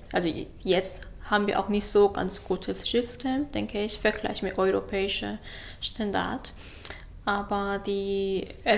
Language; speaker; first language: German; non-native, fluent; Korean